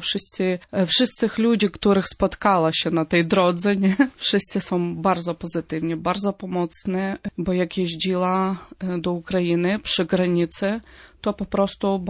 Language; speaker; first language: Polish; non-native, fluent; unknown